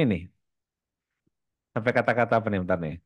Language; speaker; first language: Indonesian; native; Indonesian